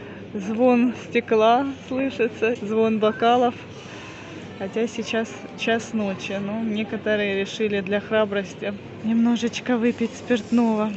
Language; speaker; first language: Russian; native; Russian